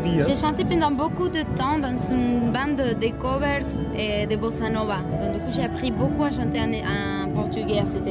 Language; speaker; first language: French; non-native, fluent; Spanish